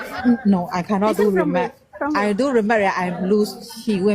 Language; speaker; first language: English; non-native, learner; Burmese